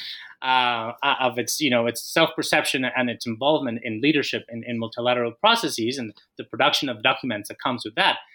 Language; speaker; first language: English; non-native, fluent; Spanish